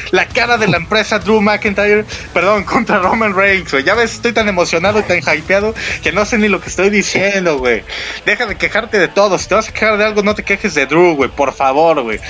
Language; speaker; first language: Spanish; native; Spanish